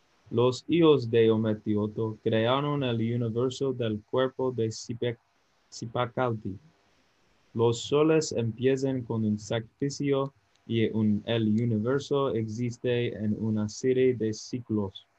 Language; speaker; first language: Spanish; non-native, learner; English